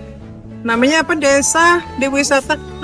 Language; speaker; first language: Indonesian; native; Indonesian